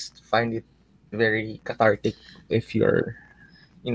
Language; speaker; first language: English; non-native, local second language; Aklanon